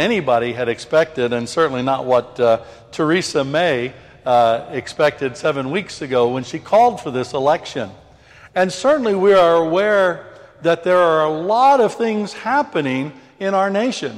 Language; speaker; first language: English; native; English